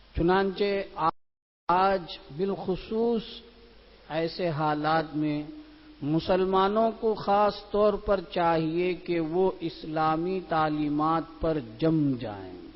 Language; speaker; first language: Urdu; native; Urdu